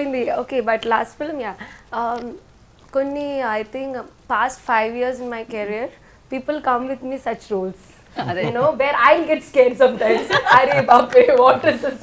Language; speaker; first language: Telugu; non-native, learner; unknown